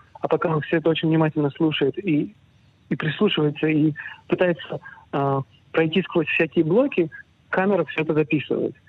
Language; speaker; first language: Russian; early bilingual, other home language; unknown